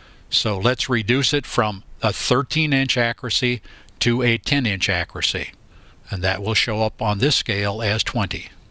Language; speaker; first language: English; native; English